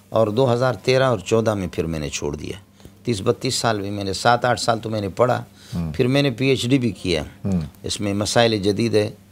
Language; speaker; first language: Urdu; non-native, local second language; Brahui